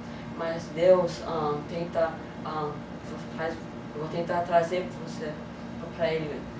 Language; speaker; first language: Portuguese; early bilingual, heritage; English